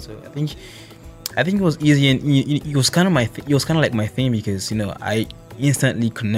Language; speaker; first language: English; non-native, local second language; Esan